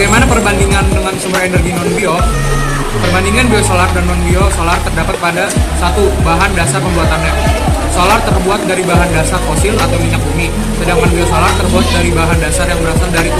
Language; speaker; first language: Indonesian; native; Indonesian